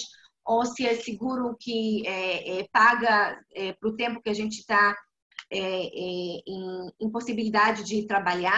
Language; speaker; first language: Portuguese; non-native, fluent; Hebrew